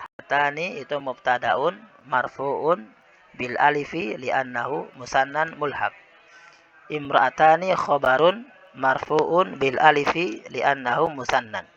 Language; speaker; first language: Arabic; non-native, fluent; Indonesian